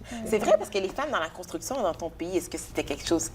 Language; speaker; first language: French; native; French